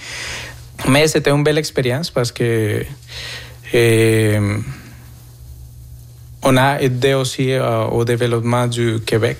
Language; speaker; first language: French; non-native, fluent; Spanish